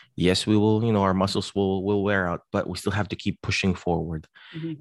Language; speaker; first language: English; non-native, local second language; Filipino